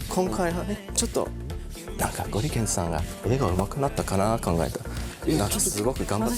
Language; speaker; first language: Japanese; non-native, fluent; English